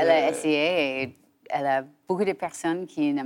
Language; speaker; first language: French; non-native, learner; English